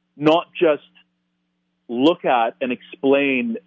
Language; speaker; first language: English; native; English